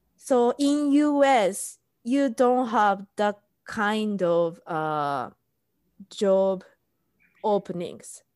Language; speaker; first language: English; non-native, fluent; Japanese